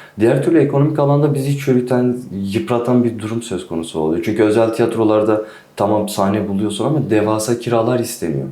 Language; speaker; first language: Turkish; non-native, local second language; Kurdish